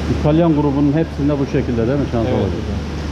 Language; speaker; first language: Turkish; native; Turkish